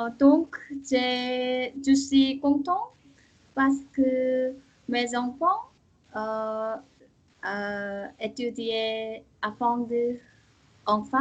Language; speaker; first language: French; non-native, learner; Korean